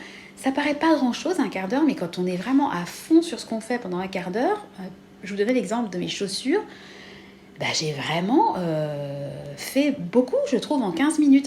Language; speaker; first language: French; native; French